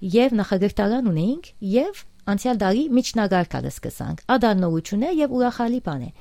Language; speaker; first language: Armenian; early bilingual, heritage; Armenian